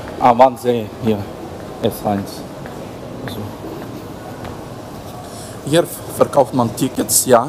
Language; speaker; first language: German; non-native, learner; Ukrainian